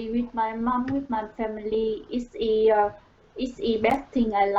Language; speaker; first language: English; non-native, learner; Vietnamese